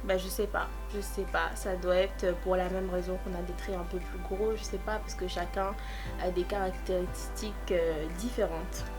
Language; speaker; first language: French; native; French